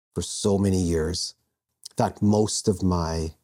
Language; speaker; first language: English; native; English